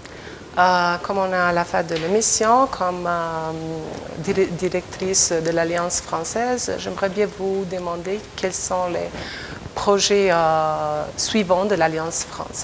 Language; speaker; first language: French; non-native, fluent; Albanian